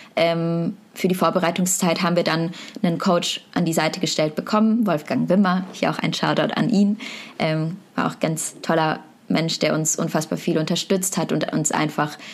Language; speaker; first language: German; native; German